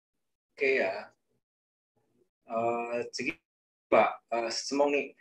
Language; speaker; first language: Japanese; non-native, learner; Indonesian